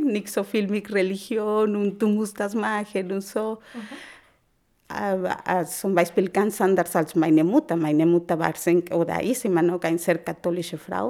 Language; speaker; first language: German; non-native, learner; Spanish